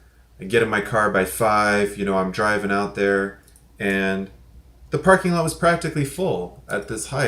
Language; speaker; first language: English; native; English